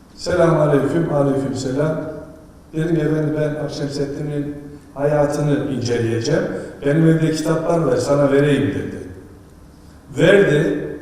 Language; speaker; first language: Turkish; native; Turkish